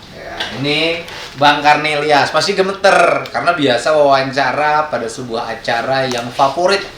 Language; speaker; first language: Indonesian; non-native, local second language; Sundanese